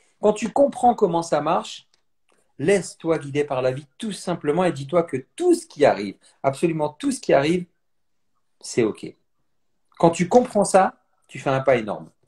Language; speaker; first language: French; native; French